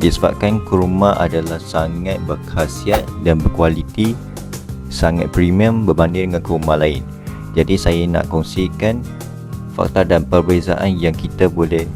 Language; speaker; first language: Malay; native; Malay